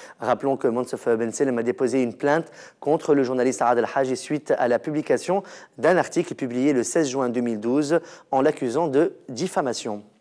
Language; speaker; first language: French; non-native, local second language; Arabic